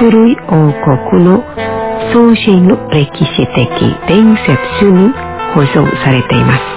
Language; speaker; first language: Japanese; non-native, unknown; Indonesian